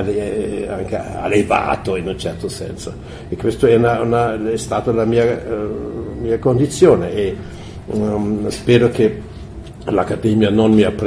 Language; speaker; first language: Italian; non-native, fluent; German